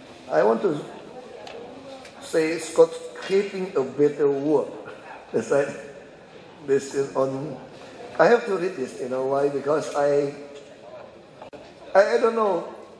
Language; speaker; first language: English; non-native, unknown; Indonesian